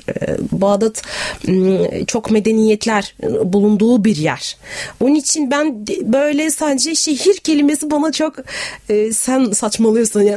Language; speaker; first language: Turkish; non-native, fluent; Arabic